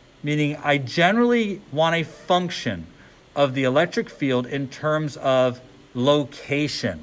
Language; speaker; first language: English; native; English